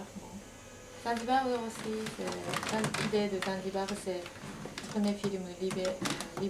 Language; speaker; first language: French; non-native, fluent; Japanese